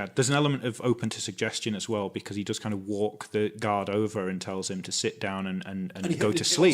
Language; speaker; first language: English; native; English